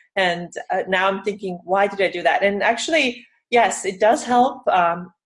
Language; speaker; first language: English; non-native, fluent; Estonian